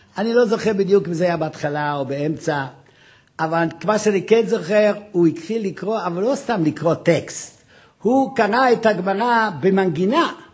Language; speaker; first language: Hebrew; non-native, fluent; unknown